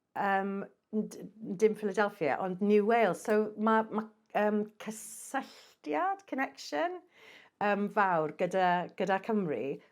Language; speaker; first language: Welsh; non-native, local second language; English